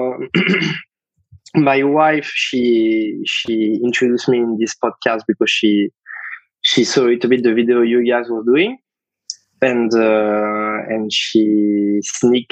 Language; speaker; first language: English; non-native, fluent; French